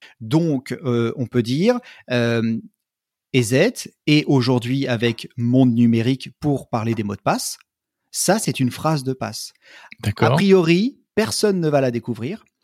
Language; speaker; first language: French; native; French